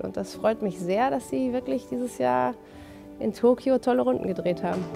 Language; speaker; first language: German; native; German